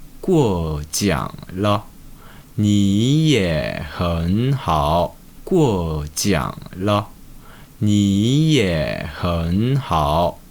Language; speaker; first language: Chinese; non-native, fluent; Korean